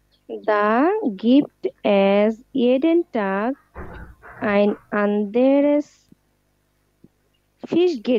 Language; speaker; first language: German; non-native, learner; Bangla